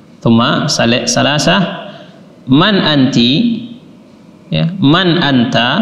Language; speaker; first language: Arabic; non-native, fluent; Indonesian